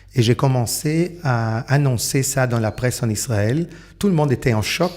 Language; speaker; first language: French; non-native, fluent; Portuguese